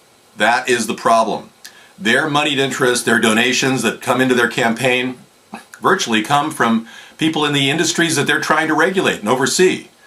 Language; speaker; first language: English; native; English